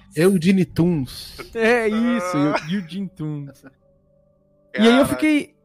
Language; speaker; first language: Portuguese; early bilingual, other home language; Italian